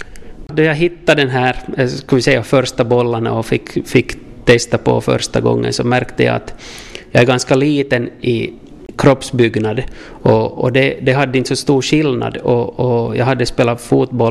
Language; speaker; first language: Swedish; native; Swedish